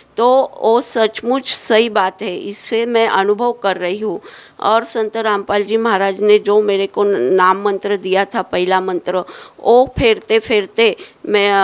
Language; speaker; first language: Hindi; non-native, local second language; Marathi